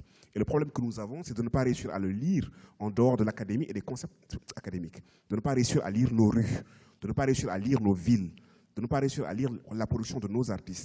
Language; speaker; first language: French; native; French